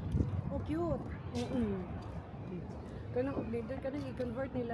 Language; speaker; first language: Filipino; non-native, local second language; Cebuano